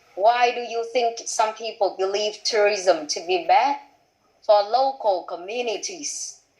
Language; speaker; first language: English; non-native, fluent; Vietnamese